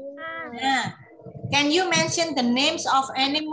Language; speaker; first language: English; non-native, fluent; Indonesian